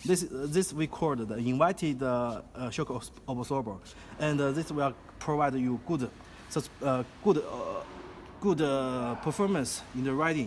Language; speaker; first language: English; non-native, learner; Chinese